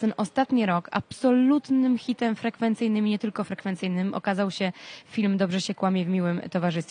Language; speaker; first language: Polish; native; Polish